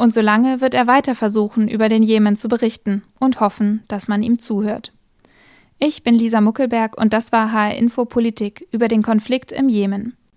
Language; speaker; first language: German; native; German